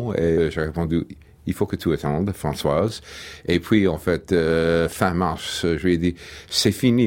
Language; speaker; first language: French; non-native, fluent; English